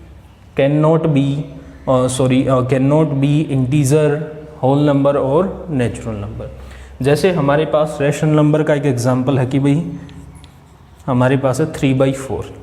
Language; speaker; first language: Hindi; native; Hindi